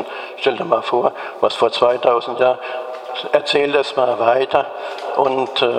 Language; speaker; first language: German; native; German